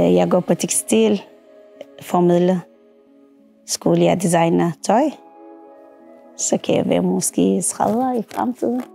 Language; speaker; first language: Danish; non-native, fluent; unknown